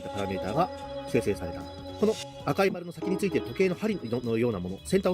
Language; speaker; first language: Japanese; native; Japanese